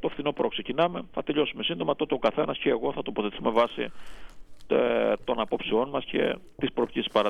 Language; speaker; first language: Greek; native; Greek